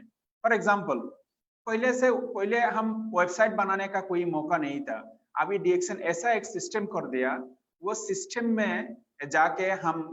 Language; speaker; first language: Hindi; non-native, fluent; Bangla